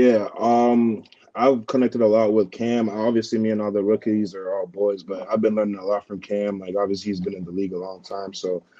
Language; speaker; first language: English; early bilingual, other home language; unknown